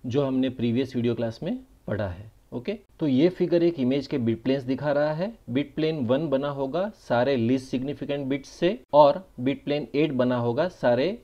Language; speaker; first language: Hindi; non-native, local second language; Gujarati